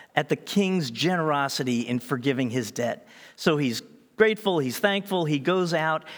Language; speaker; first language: English; native; English